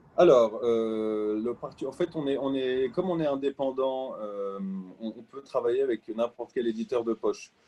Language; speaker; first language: French; native; French